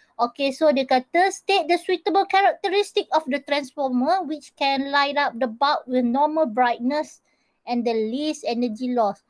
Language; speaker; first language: English; non-native, local second language; Malay